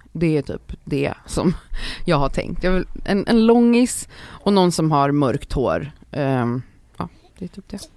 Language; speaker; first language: Swedish; native; Swedish